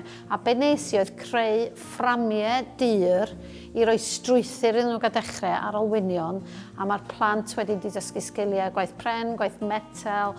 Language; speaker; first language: Welsh; native; Welsh